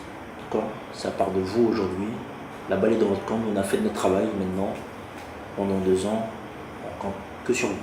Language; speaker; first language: French; native; French